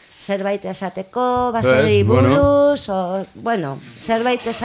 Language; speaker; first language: Basque; non-native, local second language; Spanish